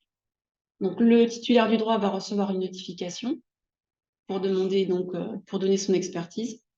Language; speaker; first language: French; native; French